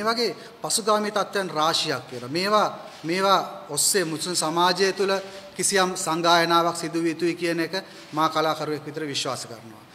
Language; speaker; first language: Sinhala; non-native, local second language; Tamil